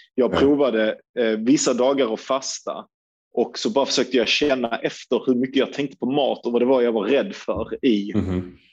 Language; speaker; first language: Swedish; early bilingual, other home language; Turkish